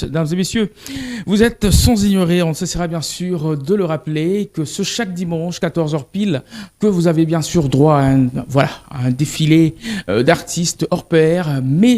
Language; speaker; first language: French; non-native, local second language; Lingala